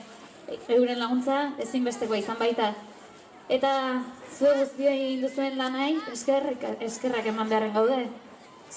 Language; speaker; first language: Basque; native; Basque